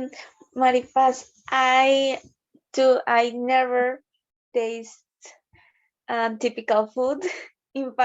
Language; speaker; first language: English; non-native, learner; Spanish